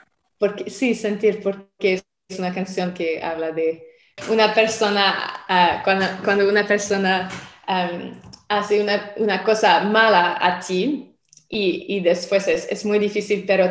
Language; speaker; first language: Spanish; non-native, learner; French